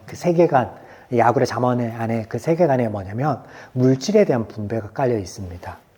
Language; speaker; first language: Korean; native; Korean